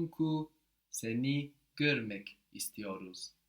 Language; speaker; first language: Turkish; non-native, fluent; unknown